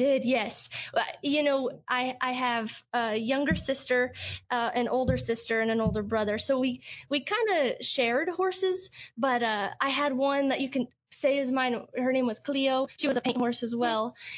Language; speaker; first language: English; native; English